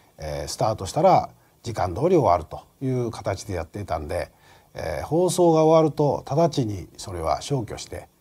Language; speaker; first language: Japanese; native; Japanese